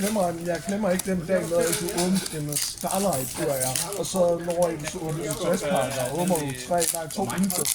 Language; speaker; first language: Danish; native; Danish